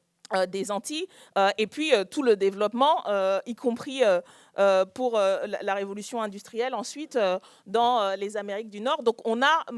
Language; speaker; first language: French; native; French